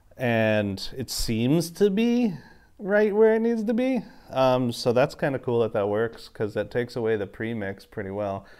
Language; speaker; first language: English; native; English